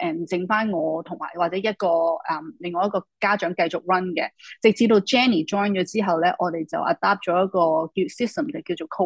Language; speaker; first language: Cantonese; early bilingual, heritage; English